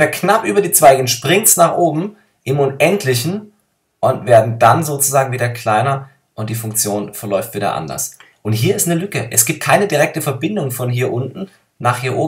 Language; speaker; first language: German; native; German